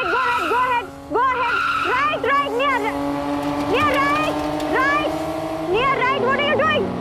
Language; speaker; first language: English; non-native, local second language; Hindi